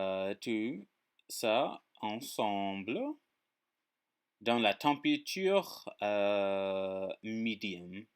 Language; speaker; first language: French; non-native, learner; English